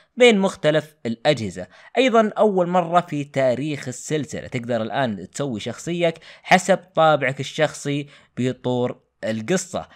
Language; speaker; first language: Arabic; native; Arabic